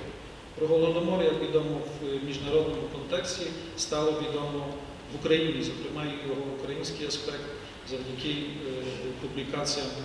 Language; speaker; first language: Ukrainian; native; Ukrainian